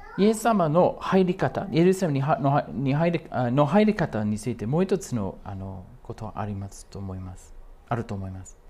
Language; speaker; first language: Japanese; non-native, fluent; English